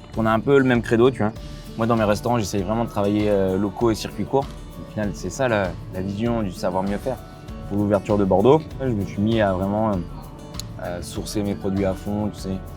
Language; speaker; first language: French; native; French